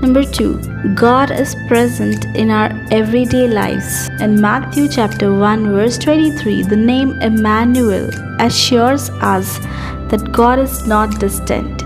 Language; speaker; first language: English; non-native, local second language; Telugu